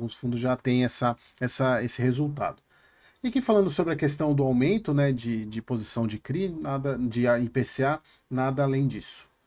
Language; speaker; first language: Portuguese; native; Portuguese